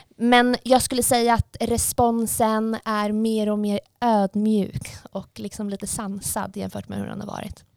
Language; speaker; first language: Swedish; early bilingual, other home language; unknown